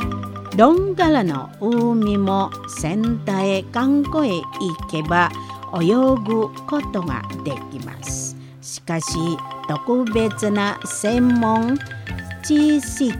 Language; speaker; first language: Japanese; non-native, learner; Indonesian